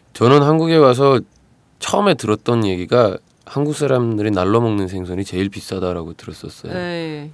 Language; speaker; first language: Korean; non-native, fluent; Turkish